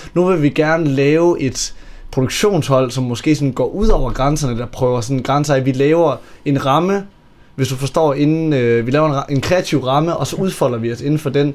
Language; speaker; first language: Danish; native; Danish